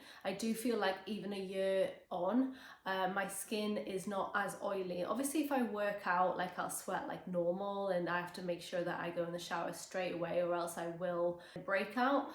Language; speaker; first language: English; native; English